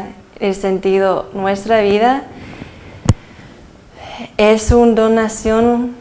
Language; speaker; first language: Spanish; early bilingual, heritage; Spanish